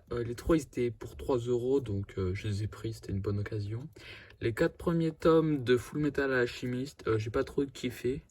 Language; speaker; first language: French; native; French